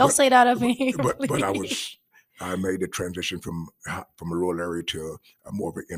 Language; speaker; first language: English; native; English